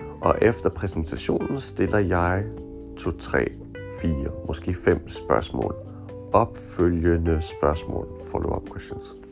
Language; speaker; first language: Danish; non-native, fluent; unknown